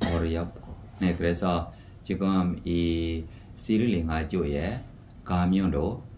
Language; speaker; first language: Korean; non-native, fluent; Burmese